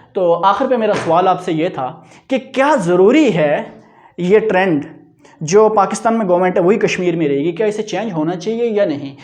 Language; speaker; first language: Urdu; non-native, local second language; Punjabi